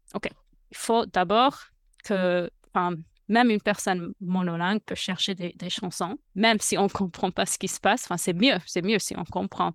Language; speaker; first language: French; non-native, fluent; English